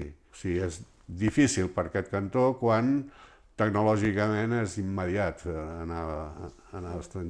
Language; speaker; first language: Catalan; early bilingual, heritage; Catalan